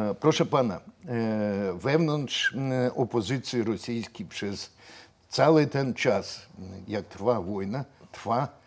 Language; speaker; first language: Polish; non-native, fluent; Russian